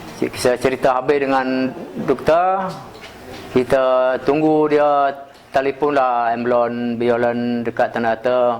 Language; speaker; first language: Malay; non-native, local second language; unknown